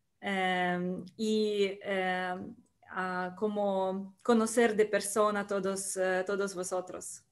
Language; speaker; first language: Spanish; non-native, learner; Russian